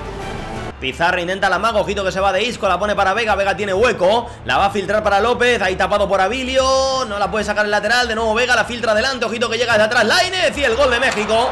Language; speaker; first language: Spanish; native; Spanish